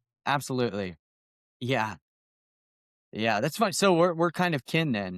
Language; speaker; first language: English; native; English